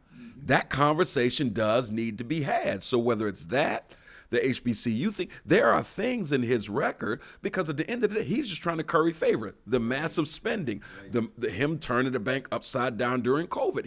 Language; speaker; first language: English; native; English